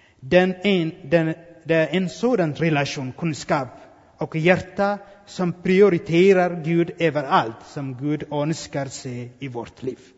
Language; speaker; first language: Swedish; non-native, fluent; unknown